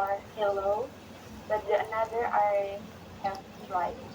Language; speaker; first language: English; non-native, learner; Indonesian